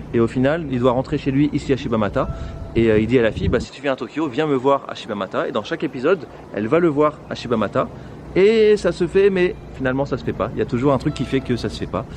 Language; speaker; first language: French; native; French